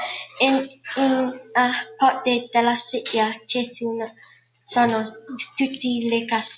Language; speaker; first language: Italian; non-native, learner; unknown